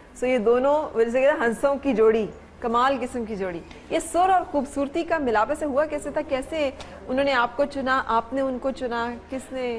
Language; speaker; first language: Urdu; native; Urdu